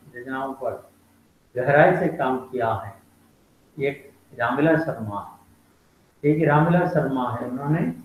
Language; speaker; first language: Hindi; non-native, local second language; Malayalam